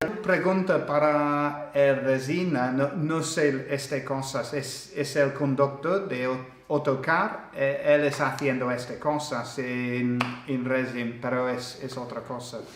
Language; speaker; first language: Spanish; non-native, learner; English